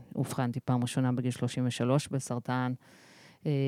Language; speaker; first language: Hebrew; early bilingual, other home language; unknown